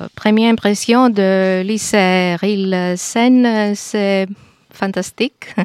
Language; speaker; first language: French; non-native, learner; Greek